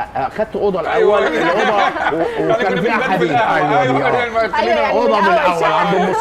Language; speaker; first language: Arabic; native; Arabic